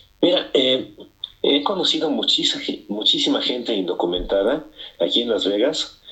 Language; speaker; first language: Spanish; native; Spanish